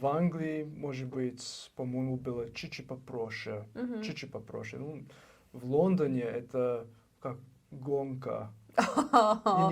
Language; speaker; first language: Russian; non-native, learner; English